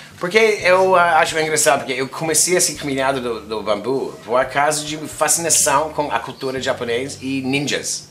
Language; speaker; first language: Portuguese; non-native, fluent; English